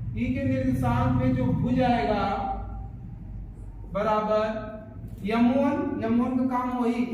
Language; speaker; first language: Hindi; native; Hindi